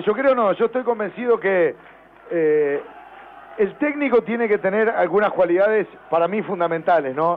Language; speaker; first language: Spanish; native; Spanish